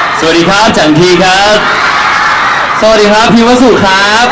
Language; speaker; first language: Thai; native; Thai